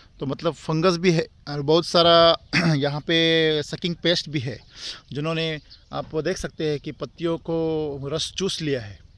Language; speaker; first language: Hindi; non-native, local second language; Marathi